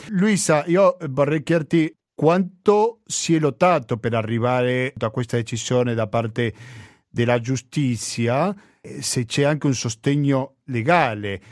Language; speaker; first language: Italian; non-native, fluent; Spanish